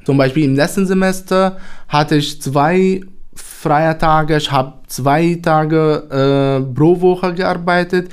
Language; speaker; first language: German; non-native, fluent; Arabic